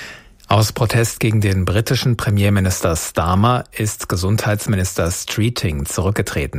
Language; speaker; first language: German; native; German